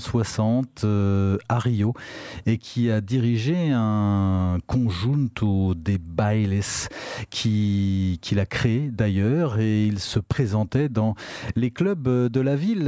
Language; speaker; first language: French; native; French